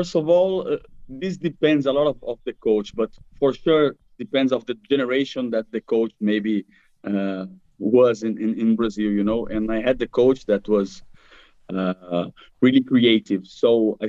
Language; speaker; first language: English; non-native, fluent; Portuguese